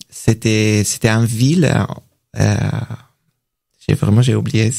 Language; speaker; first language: French; non-native, learner; Persian